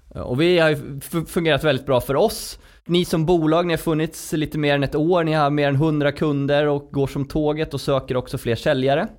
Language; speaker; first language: Swedish; native; Swedish